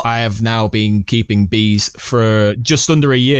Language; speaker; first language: English; native; English